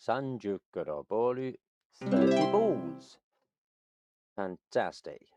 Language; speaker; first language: Japanese; non-native, learner; English